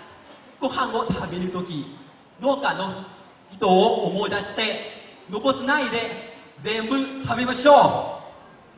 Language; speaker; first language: Japanese; non-native, learner; Lao